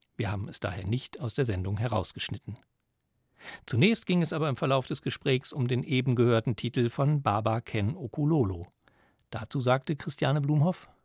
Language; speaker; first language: German; native; German